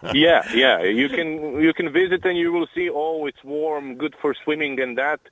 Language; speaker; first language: English; non-native, learner; Croatian